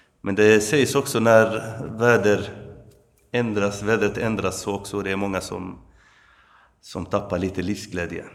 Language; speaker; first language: Swedish; early bilingual, other home language; Arabic